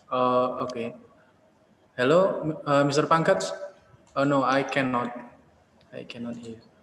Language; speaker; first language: English; non-native, learner; Indonesian